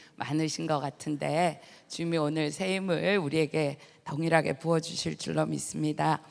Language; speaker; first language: Korean; native; Korean